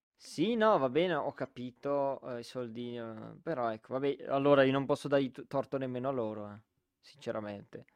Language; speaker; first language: Italian; native; Italian